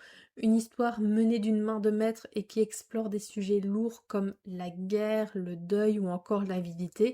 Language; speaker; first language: French; native; French